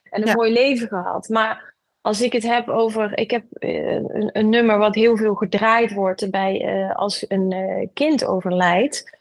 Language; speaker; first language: Dutch; native; Dutch